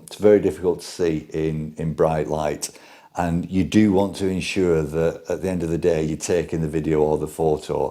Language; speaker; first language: English; native; English